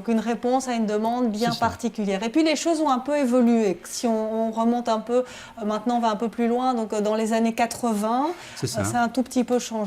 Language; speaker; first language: French; native; French